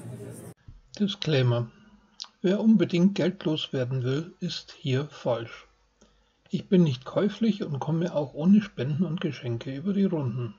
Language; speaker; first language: German; native; German